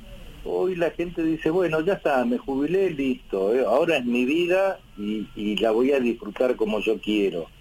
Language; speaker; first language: Spanish; native; Spanish